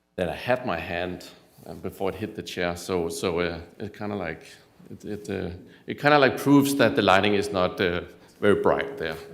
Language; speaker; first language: English; non-native, fluent; Danish